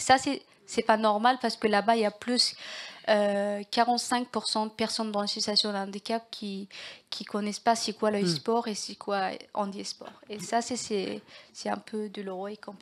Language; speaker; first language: French; non-native, learner; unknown